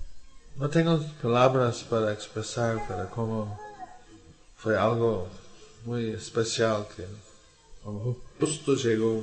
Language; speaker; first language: Spanish; non-native, learner; English